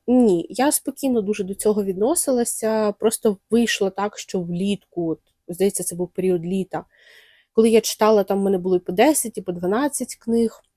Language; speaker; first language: Ukrainian; non-native, local second language; Russian